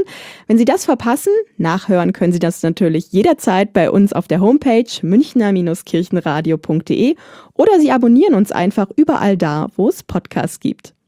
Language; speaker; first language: German; native; German